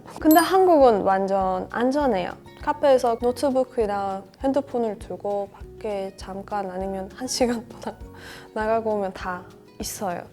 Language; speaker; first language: Korean; non-native, learner; Persian